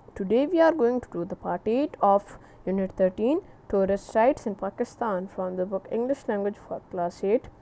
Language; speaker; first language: English; non-native, local second language; Urdu